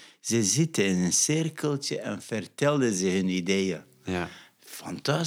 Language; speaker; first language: Dutch; non-native, fluent; Arabic